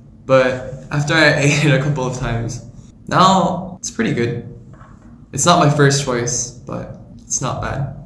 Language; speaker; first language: English; early bilingual, other home language; Korean